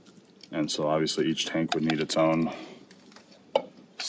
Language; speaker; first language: English; native; English